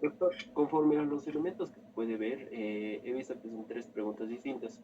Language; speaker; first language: Spanish; native; Spanish